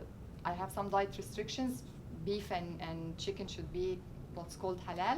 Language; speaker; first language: English; non-native, local second language; Arabic